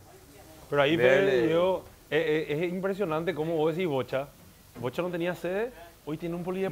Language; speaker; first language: Spanish; native; Spanish